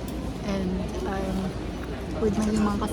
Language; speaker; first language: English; non-native, local second language; Filipino